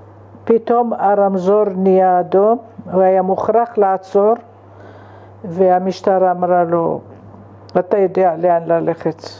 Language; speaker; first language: Hebrew; non-native, fluent; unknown